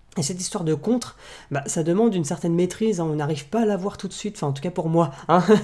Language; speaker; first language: French; native; French